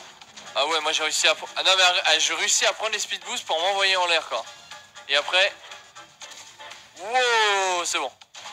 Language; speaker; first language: French; native; French